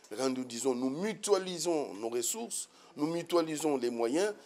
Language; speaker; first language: French; non-native, local second language; Swahili